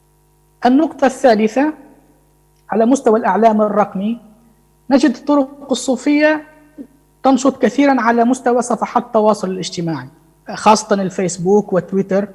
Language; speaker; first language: Arabic; native; Arabic